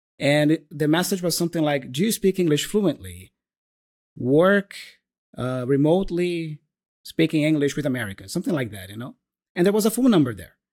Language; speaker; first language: English; non-native, fluent; Portuguese